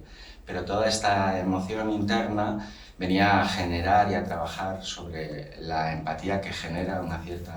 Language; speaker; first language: Spanish; native; Spanish